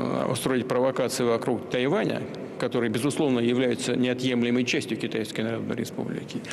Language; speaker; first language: Russian; native; Russian